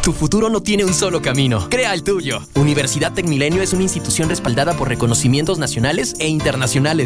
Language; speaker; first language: Spanish; native; Spanish